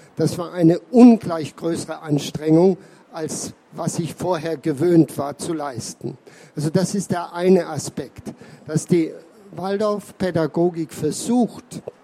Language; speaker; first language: German; native; German